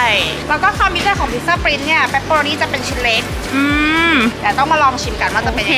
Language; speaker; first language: Thai; native; Thai